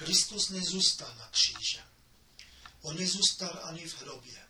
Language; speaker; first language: Czech; non-native, fluent; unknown